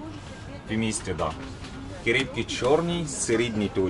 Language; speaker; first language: Russian; non-native, learner; Arabic